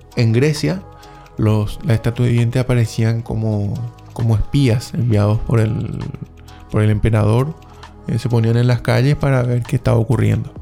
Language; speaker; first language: Spanish; native; Spanish